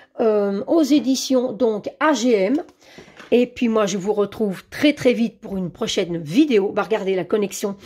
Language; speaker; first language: French; native; French